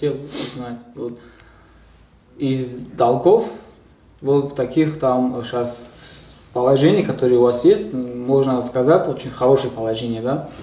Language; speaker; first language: Russian; non-native, local second language; Tajik